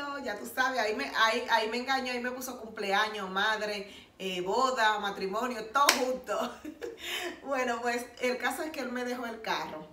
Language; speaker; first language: Spanish; native; Spanish